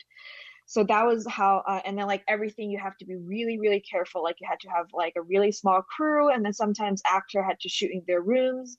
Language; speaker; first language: English; non-native, fluent; Chinese